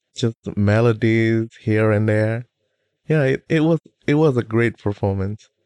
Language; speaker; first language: English; non-native, fluent; Indonesian